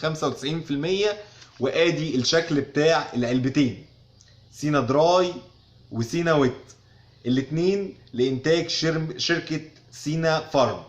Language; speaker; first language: Arabic; native; Arabic